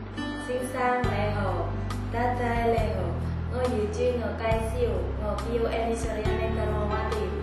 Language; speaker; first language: Cantonese; non-native, learner; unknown